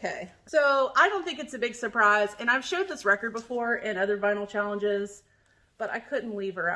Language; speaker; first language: English; native; English